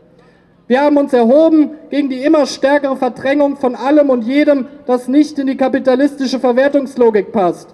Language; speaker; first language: German; native; German